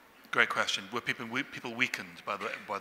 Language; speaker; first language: English; native; English